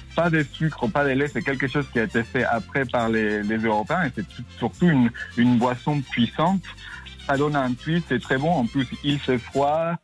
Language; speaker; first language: French; non-native, fluent; Spanish